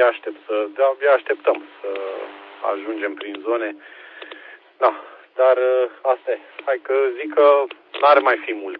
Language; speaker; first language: Romanian; native; Romanian